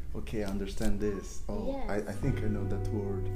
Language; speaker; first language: English; non-native, fluent; Portuguese